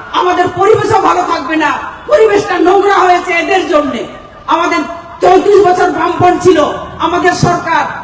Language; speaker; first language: Bangla; non-native, local second language; Santali